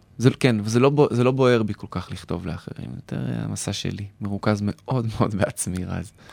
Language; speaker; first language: Hebrew; native; Hebrew